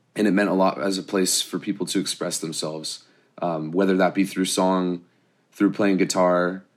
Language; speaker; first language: English; native; English